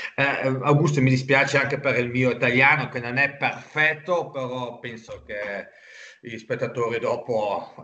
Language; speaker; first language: Italian; non-native, local second language; German